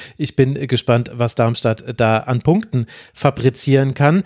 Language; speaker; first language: German; native; German